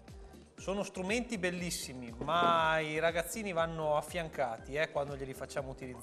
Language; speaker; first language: Italian; native; Italian